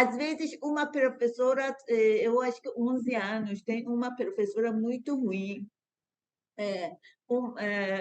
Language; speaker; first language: Portuguese; non-native, learner; Persian